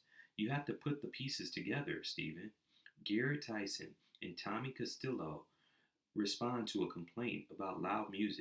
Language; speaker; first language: English; native; English